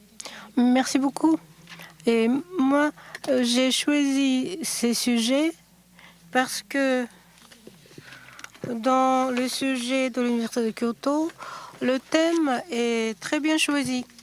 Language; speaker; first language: French; non-native, fluent; Japanese